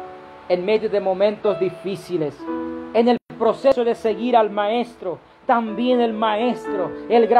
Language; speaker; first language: Spanish; non-native, local second language; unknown